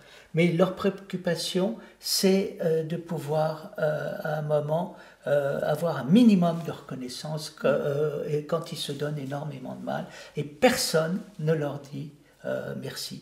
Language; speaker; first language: French; native; French